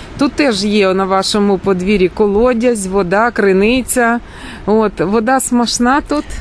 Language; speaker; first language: Ukrainian; native; Ukrainian